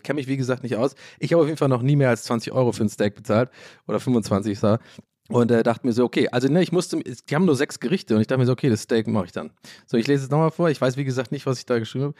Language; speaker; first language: German; native; German